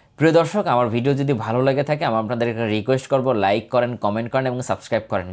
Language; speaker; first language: Bangla; native; Bangla